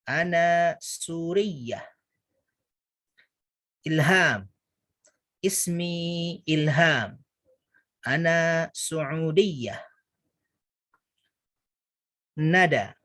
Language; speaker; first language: Arabic; non-native, fluent; Indonesian